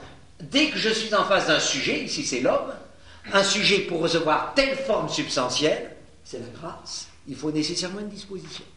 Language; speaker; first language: French; native; French